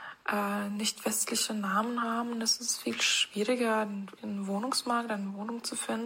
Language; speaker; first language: German; non-native, fluent; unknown